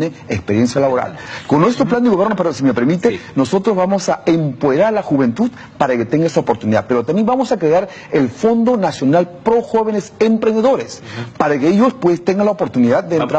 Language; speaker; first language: Spanish; non-native, local second language; Shipibo-Conibo